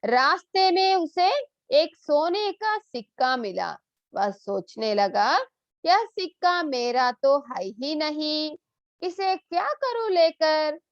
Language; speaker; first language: Hindi; non-native, local second language; Telugu